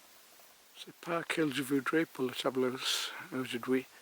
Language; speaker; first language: French; non-native, learner; English